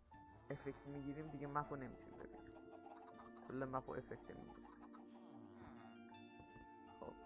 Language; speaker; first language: Persian; native; Persian